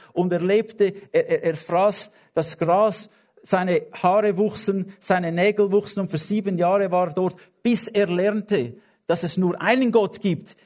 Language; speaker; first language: German; non-native, fluent; English